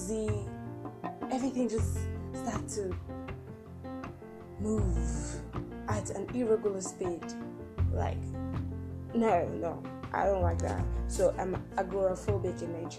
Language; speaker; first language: English; non-native, local second language; Ibibio